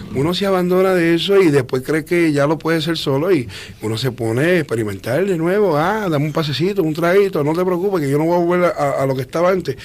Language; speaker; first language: Spanish; early bilingual, heritage; Spanish